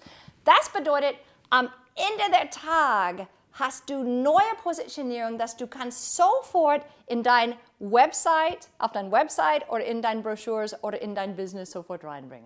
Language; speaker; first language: German; non-native, fluent; English